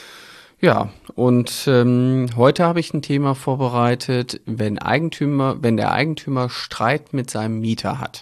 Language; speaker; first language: German; native; German